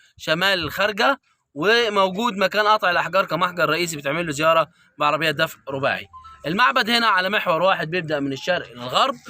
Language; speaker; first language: Egyptian Arabic; native; Egyptian Arabic